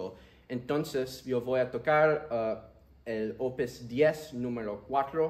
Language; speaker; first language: Spanish; early bilingual, heritage; Spanish